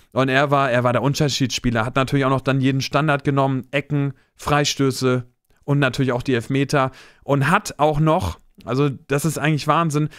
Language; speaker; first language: German; native; German